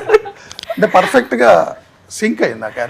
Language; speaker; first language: Telugu; native; Telugu